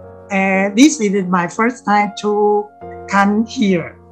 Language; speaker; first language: English; non-native, learner; Chinese